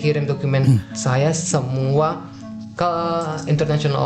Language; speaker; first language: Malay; non-native, fluent; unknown